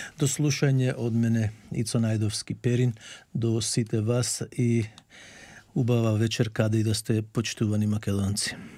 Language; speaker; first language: Macedonian; native; Macedonian